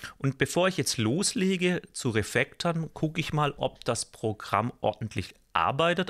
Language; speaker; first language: German; native; German